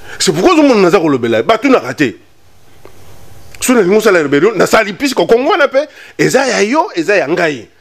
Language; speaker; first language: Lingala; non-native, local second language; Luba-Lulua